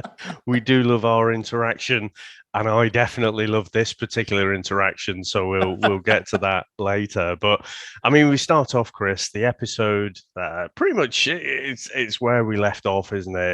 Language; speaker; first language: English; native; English